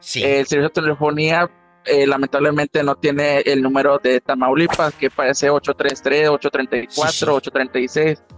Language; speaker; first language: Spanish; native; Spanish